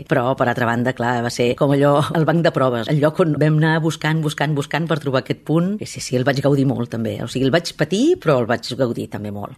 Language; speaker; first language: Catalan; native; Catalan